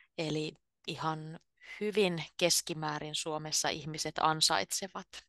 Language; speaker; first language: Finnish; native; Finnish